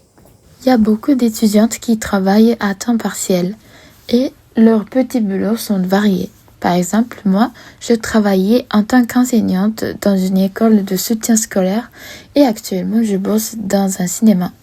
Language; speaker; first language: French; non-native, learner; Japanese